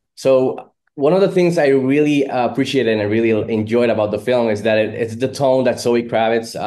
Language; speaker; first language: English; non-native, local second language; Spanish